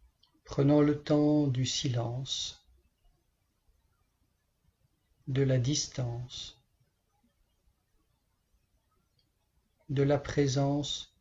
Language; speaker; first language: French; native; French